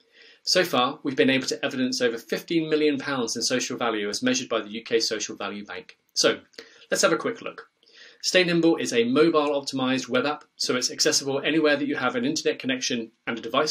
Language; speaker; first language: English; native; English